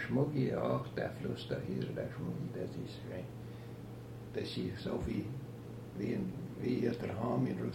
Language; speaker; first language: German; early bilingual, heritage; German